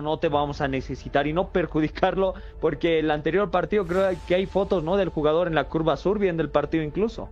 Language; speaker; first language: Spanish; native; Spanish